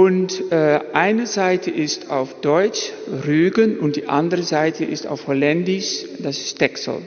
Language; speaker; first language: German; non-native, fluent; Dutch